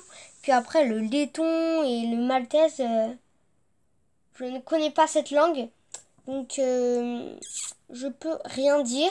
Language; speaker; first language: French; native; French